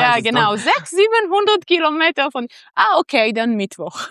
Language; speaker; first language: German; non-native, fluent; Hebrew